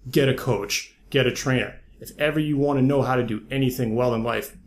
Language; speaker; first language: English; native; English